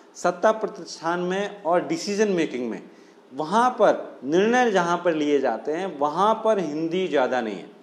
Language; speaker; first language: Hindi; non-native, local second language; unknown